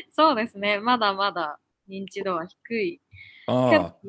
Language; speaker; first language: Japanese; native; Japanese